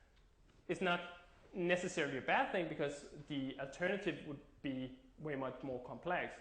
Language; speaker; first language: English; non-native, fluent; Danish